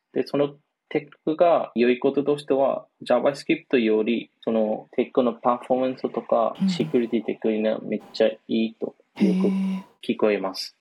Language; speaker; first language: Japanese; non-native, fluent; Bangla